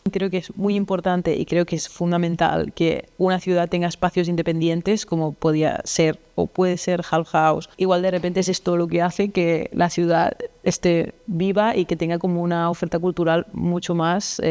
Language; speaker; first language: Spanish; non-native, local second language; Catalan